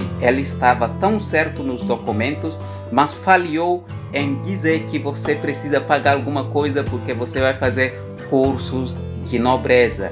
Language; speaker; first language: Portuguese; non-native, local second language; Upper Guinea Crioulo